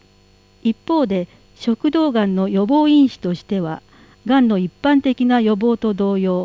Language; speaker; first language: Japanese; native; Japanese